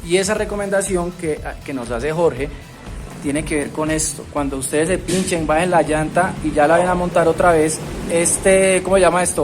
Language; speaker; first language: Spanish; native; Spanish